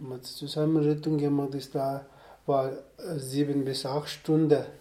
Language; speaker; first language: German; non-native, learner; Sherpa